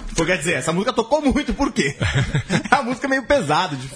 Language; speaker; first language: Portuguese; native; Portuguese